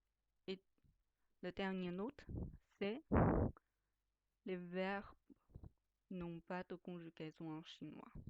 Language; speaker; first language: French; non-native, fluent; Chinese